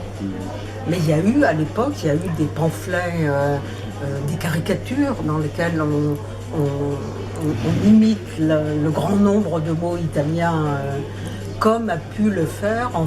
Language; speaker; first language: French; native; French